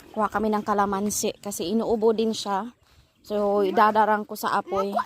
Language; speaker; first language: Filipino; non-native, local second language; Cebuano